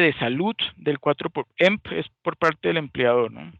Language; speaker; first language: Spanish; native; Spanish